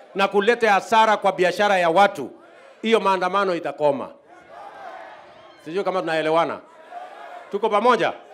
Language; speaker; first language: Swahili; non-native, local second language; Kalenjin